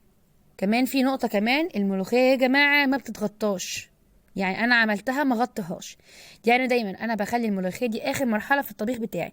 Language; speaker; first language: Arabic; native; Arabic